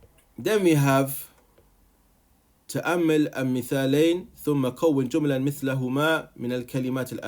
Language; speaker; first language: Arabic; non-native, fluent; English